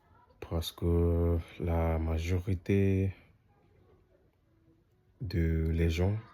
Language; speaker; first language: French; non-native, learner; English